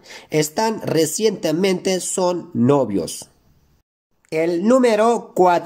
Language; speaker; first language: Spanish; non-native, fluent; Turkish